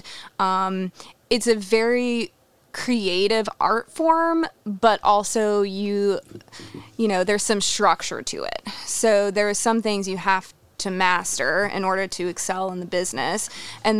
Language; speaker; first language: English; native; English